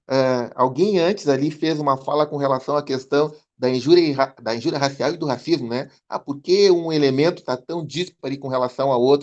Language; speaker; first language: Portuguese; native; Portuguese